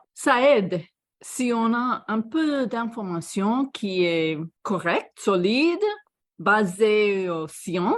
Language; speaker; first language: French; non-native, fluent; English